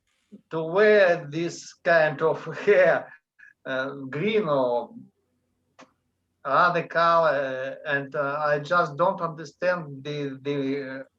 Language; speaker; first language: English; non-native, learner; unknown